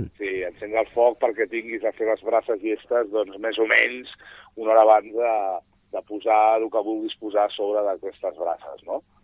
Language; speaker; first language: Catalan; non-native, local second language; Spanish